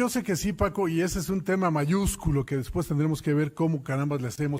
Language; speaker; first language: Spanish; native; Spanish